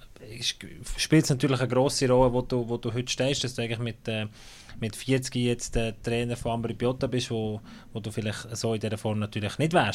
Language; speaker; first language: German; native; German